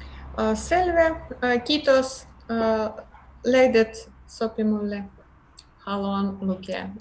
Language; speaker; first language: Finnish; non-native, learner; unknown